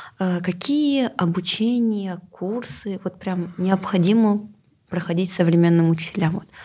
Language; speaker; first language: Russian; non-native, local second language; Kazakh